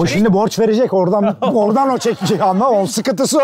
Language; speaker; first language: Turkish; native; Turkish